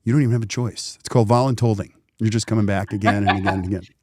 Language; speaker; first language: English; native; English